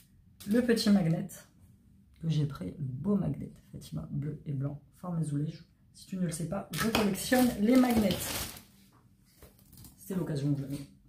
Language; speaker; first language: French; native; French